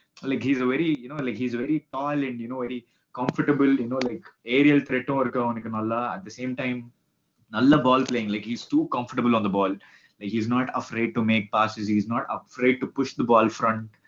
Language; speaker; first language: English; non-native, local second language; Tamil